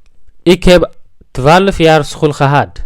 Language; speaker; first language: Dutch; non-native, fluent; Tigrinya